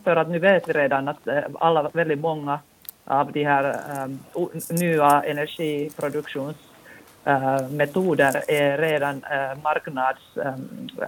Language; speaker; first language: Swedish; non-native, local second language; Finnish